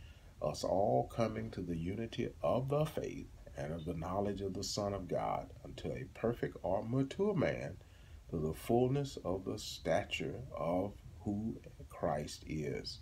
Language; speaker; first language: English; native; English